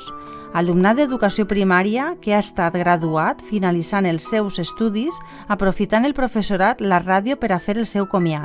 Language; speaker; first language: Catalan; native; Catalan